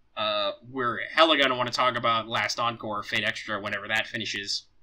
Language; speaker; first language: English; native; English